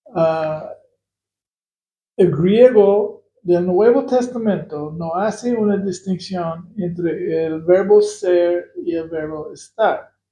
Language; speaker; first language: Spanish; non-native, fluent; English